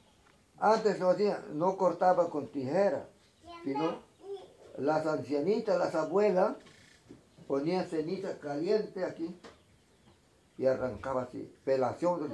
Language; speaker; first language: Spanish; non-native, local second language; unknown